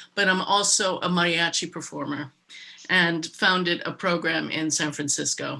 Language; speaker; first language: English; native; English